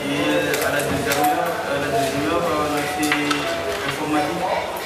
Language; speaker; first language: French; non-native, local second language; Malagasy